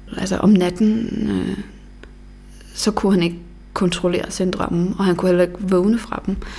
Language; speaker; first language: Danish; early bilingual, other home language; Bosnian